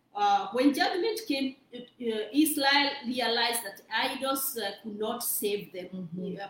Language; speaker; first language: English; non-native, local second language; Kikuyu